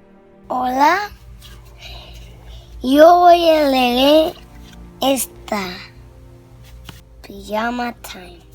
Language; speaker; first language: Spanish; early bilingual, heritage; English